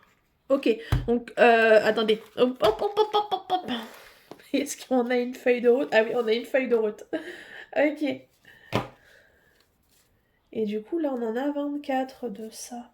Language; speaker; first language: French; native; French